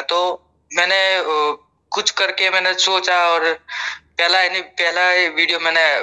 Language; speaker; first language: Hindi; non-native, local second language; Gujarati